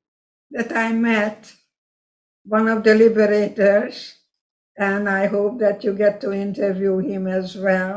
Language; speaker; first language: English; non-native, fluent; Hungarian